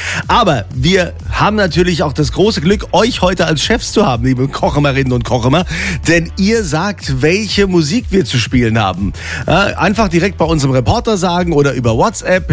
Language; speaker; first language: German; native; German